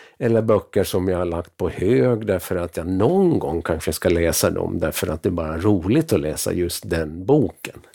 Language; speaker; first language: Swedish; native; Swedish